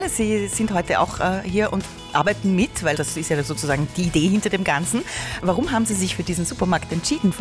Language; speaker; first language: German; native; German